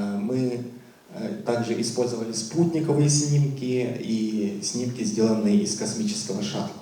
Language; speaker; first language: Russian; native; Russian